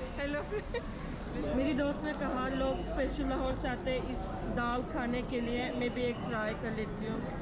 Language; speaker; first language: Urdu; non-native, learner; Turkish